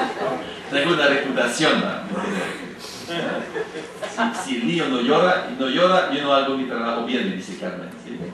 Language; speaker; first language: Spanish; non-native, fluent; French